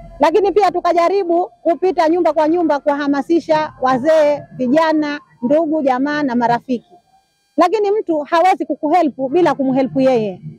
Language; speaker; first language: Swahili; native; Swahili